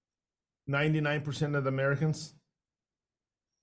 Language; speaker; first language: English; non-native, fluent; Portuguese